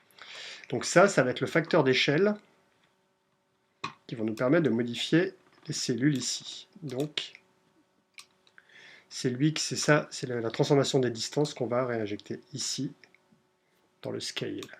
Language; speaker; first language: French; native; French